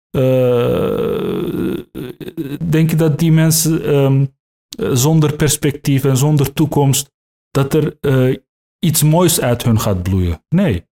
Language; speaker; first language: Dutch; early bilingual, other home language; Turkish